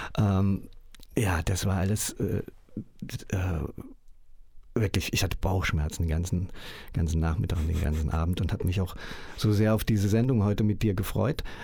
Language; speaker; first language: German; native; German